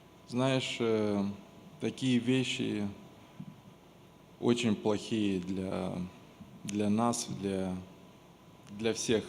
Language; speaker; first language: Russian; non-native, local second language; Romanian